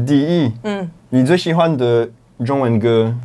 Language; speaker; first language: Chinese; non-native, fluent; French